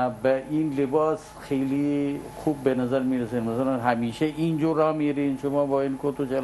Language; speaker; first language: Persian; non-native, fluent; Urdu